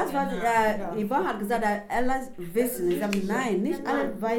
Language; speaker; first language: German; non-native, learner; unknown